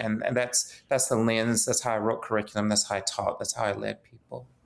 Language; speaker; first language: English; native; English